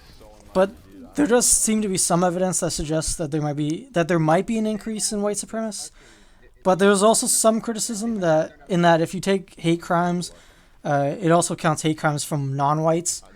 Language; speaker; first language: English; native; English